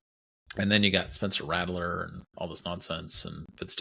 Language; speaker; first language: English; native; English